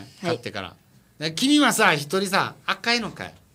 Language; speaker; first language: Japanese; native; Japanese